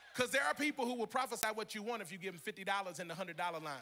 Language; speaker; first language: English; native; English